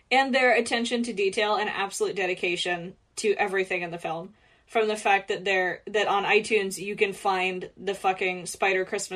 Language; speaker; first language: English; native; English